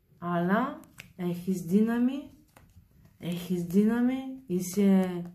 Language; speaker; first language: Greek; non-native, learner; Bulgarian